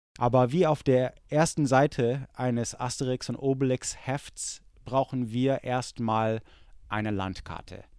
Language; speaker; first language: German; early bilingual, other home language; English